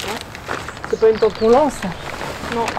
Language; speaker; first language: French; native; French